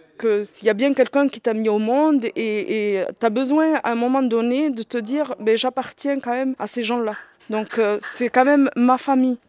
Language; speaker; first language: French; early bilingual, other home language; Riffian